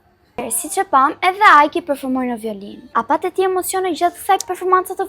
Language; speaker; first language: Albanian; native; Albanian